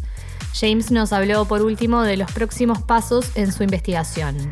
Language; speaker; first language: Spanish; native; Spanish